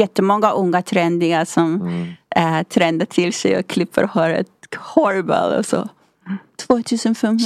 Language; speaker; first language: Swedish; non-native, fluent; Persian